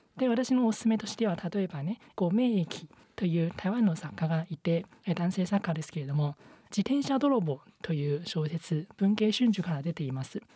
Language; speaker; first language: Japanese; non-native, fluent; Chinese